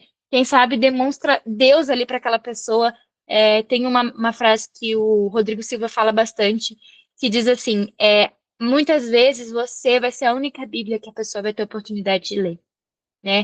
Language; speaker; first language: Portuguese; native; Portuguese